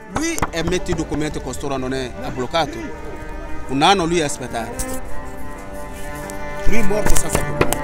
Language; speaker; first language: Italian; non-native, learner; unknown